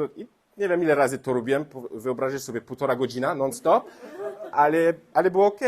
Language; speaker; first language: Polish; non-native, learner; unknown